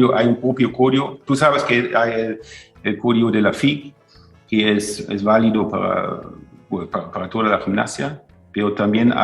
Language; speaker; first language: Spanish; non-native, fluent; German